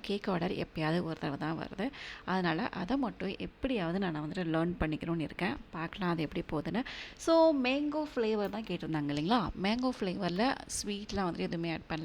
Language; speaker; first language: Tamil; native; Tamil